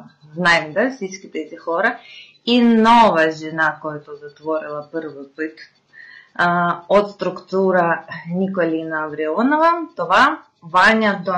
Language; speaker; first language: Bulgarian; non-native, fluent; Russian